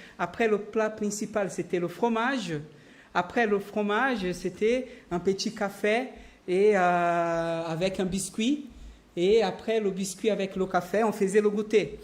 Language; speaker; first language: French; non-native, fluent; Portuguese